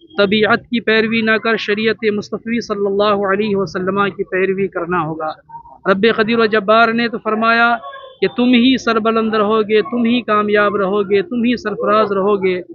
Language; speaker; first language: Urdu; native; Urdu